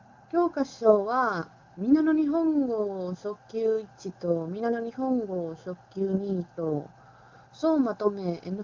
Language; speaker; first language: Japanese; non-native, learner; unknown